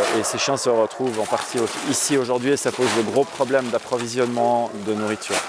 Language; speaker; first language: French; native; French